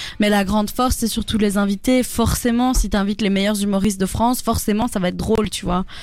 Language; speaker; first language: French; native; French